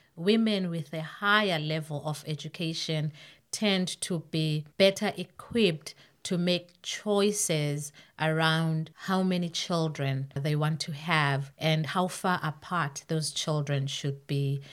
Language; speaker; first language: English; non-native, local second language; North Ndebele